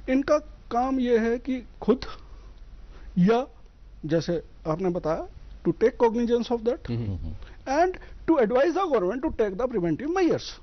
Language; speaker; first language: Hindi; native; Hindi